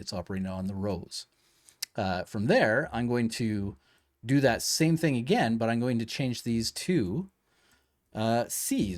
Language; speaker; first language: English; native; English